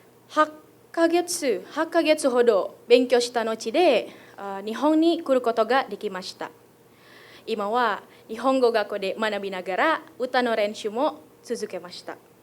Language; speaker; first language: Japanese; non-native, fluent; Indonesian